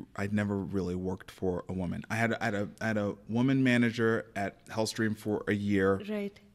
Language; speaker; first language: English; native; English